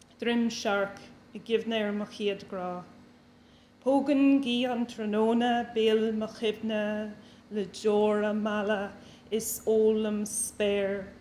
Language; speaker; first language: Irish; non-native, local second language; English